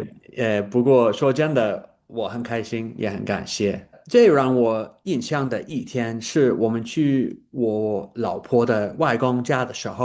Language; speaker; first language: Chinese; non-native, learner; English